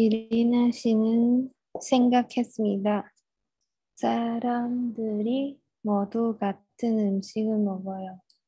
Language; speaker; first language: Korean; non-native, learner; Malay